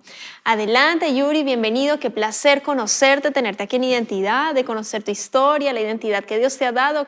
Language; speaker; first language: Spanish; native; Spanish